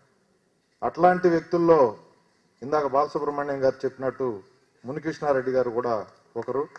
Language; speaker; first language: Telugu; native; Telugu